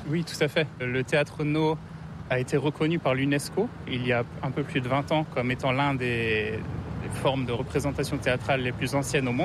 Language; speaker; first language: French; native; French